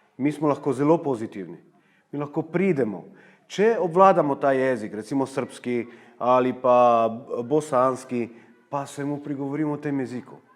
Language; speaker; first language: Slovenian; early bilingual, heritage; Slovak